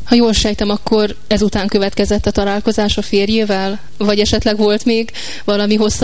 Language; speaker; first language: Hungarian; native; Hungarian